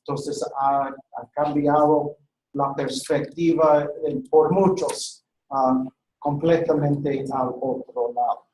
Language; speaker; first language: Spanish; non-native, fluent; English